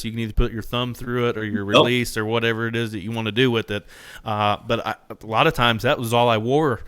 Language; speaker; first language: English; native; English